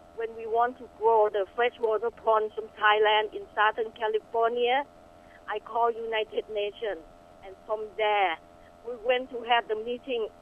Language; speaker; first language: English; non-native, fluent; Thai